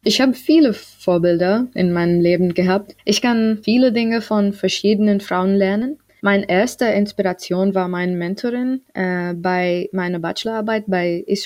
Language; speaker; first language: German; non-native, learner; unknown